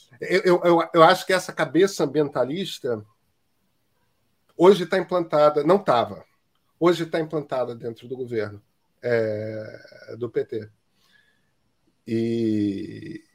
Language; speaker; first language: Portuguese; native; Portuguese